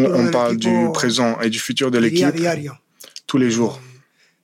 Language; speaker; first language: French; non-native, fluent; Spanish